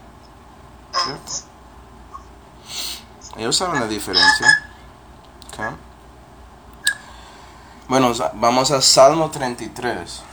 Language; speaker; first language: Spanish; non-native, fluent; English